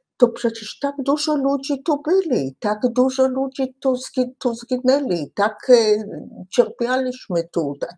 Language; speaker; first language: Polish; early bilingual, heritage; Polish